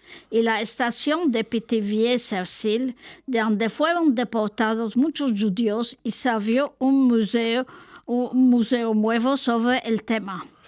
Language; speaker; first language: Spanish; early bilingual, heritage; Spanish